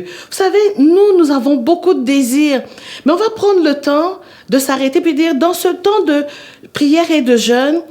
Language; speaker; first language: French; native; French